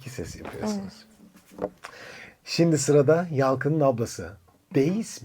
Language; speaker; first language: Turkish; native; Turkish